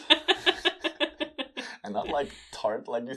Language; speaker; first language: English; non-native, fluent; Dutch